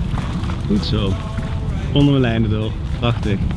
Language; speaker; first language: Dutch; native; Dutch